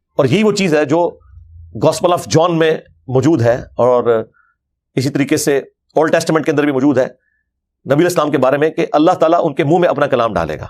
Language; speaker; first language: Urdu; non-native, local second language; Punjabi